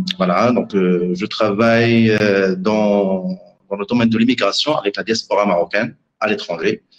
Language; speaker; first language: French; non-native, local second language; Arabic